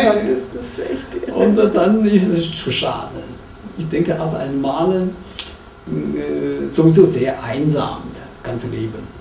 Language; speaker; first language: German; non-native, learner; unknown